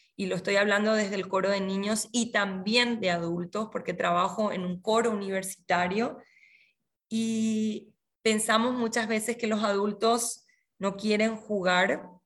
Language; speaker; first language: Spanish; native; Spanish